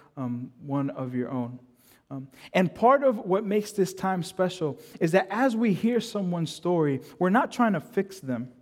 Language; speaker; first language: English; native; English